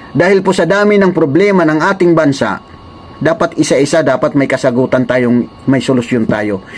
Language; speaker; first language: Filipino; non-native, local second language; Waray